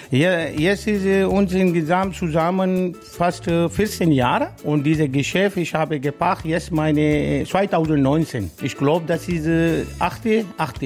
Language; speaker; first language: German; non-native, learner; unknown